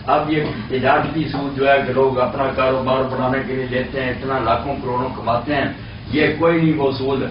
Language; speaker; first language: Urdu; non-native, local second language; Punjabi